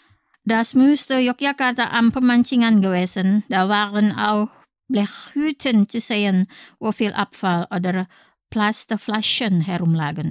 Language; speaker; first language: German; non-native, fluent; Indonesian